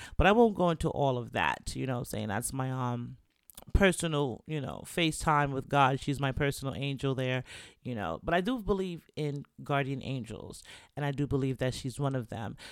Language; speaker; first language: English; native; English